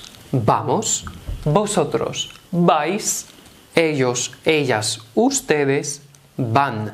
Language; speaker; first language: Spanish; non-native, fluent; Polish